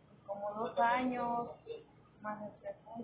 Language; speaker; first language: Spanish; native; Spanish